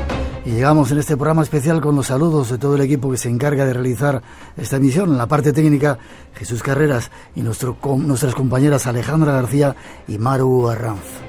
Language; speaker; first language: Spanish; native; Spanish